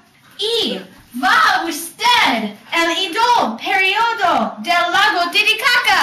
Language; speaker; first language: Spanish; non-native, learner; English